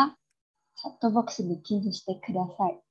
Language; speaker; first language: Japanese; non-native, fluent; Indonesian